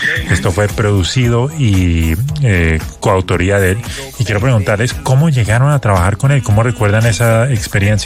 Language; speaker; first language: Spanish; native; Spanish